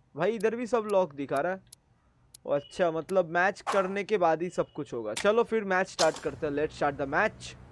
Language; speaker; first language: Hindi; native; Hindi